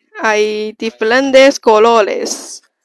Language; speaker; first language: Spanish; non-native, learner; Chinese